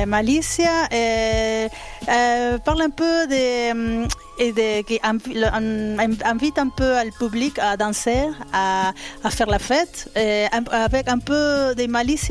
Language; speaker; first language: French; non-native, fluent; Spanish